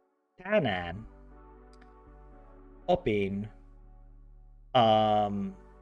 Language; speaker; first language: Finnish; non-native, learner; English